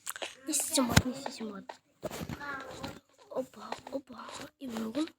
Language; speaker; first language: Russian; non-native, local second language; Kazakh